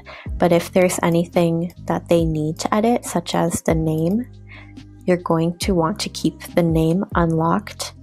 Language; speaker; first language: English; native; English